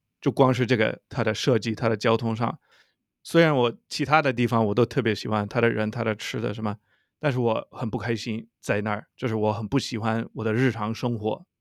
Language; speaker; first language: Chinese; non-native, fluent; English